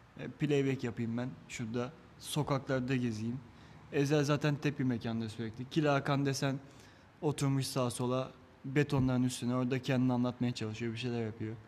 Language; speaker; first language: Turkish; native; Turkish